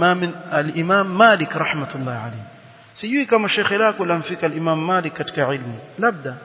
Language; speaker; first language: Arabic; non-native, fluent; Swahili